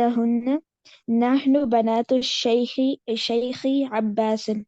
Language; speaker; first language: Arabic; non-native, learner; Urdu